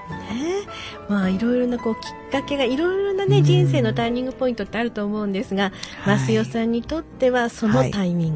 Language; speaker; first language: Japanese; native; Japanese